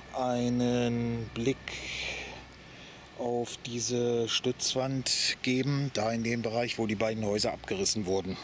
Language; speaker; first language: German; native; German